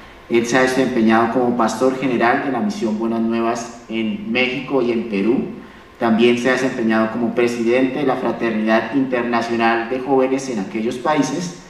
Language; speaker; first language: Spanish; native; Spanish